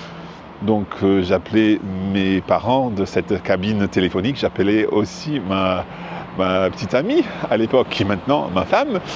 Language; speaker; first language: French; non-native, fluent; English